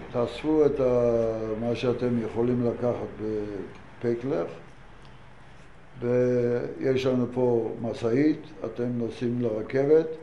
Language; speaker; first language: Hebrew; non-native, fluent; Yiddish